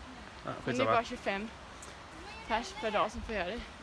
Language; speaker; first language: Swedish; native; Swedish